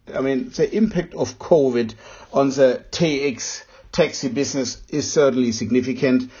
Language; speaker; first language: English; non-native, fluent; German